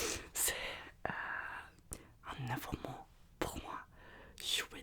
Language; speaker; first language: French; non-native, learner; Russian